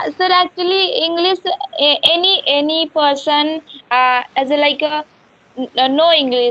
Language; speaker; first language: English; non-native, learner; Hindi